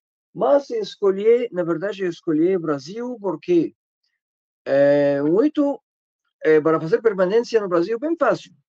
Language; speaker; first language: Portuguese; non-native, learner; Arabic